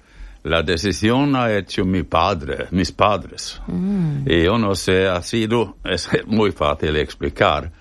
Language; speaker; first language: Spanish; non-native, fluent; Swedish